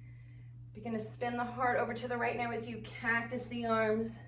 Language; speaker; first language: English; native; English